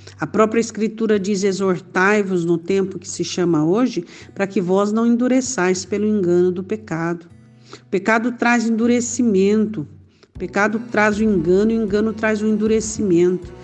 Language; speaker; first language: Portuguese; native; Portuguese